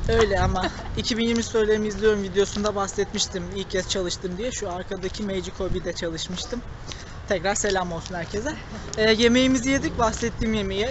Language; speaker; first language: Turkish; native; Turkish